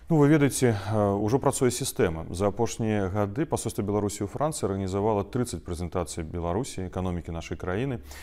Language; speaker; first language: Belarusian; non-native, local second language; Russian